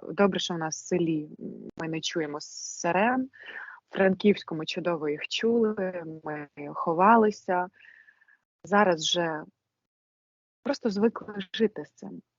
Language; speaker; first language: Ukrainian; non-native, local second language; Russian